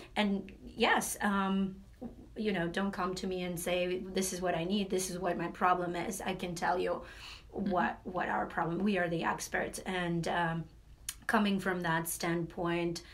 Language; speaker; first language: English; non-native, fluent; Latvian